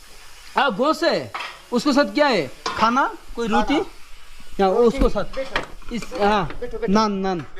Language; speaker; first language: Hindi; non-native, learner; Bangla